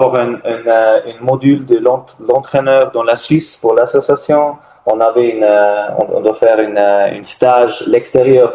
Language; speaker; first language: French; non-native, learner; German